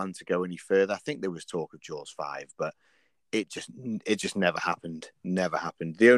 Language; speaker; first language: English; native; English